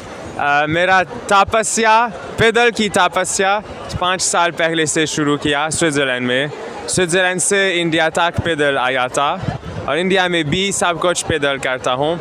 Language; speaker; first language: Hindi; non-native, learner; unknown